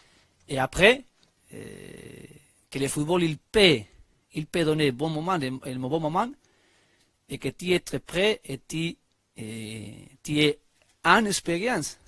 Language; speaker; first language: French; non-native, learner; Spanish